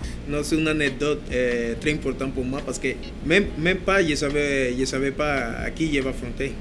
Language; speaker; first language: French; non-native, learner; Spanish